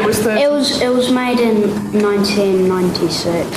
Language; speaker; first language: English; native; English